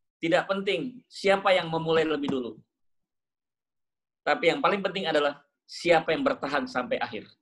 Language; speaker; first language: Indonesian; native; Indonesian